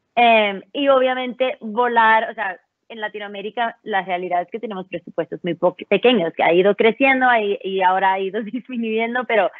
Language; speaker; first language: Spanish; early bilingual, heritage; Spanish